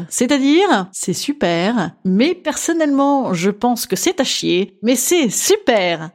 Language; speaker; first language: French; native; French